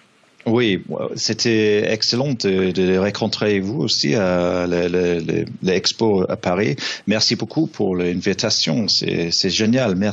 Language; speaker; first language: French; non-native, fluent; English